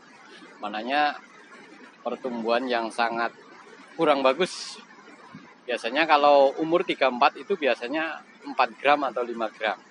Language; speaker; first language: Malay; non-native, local second language; Javanese